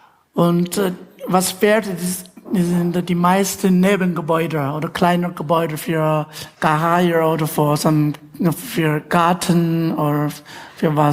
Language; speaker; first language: German; non-native, learner; Chinese